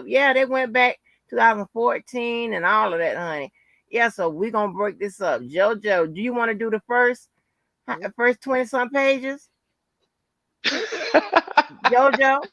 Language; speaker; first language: English; native; English